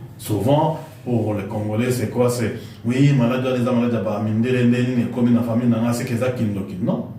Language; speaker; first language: French; non-native, local second language; Lingala